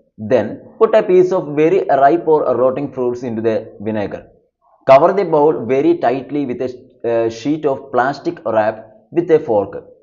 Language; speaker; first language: English; non-native, local second language; Malayalam